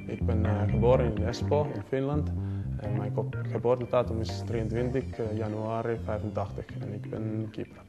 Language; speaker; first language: Dutch; non-native, learner; Finnish